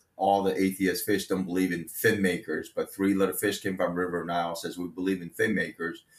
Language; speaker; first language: English; early bilingual, other home language; Chinese